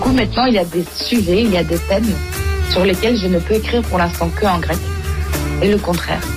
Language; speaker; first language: French; non-native, fluent; Greek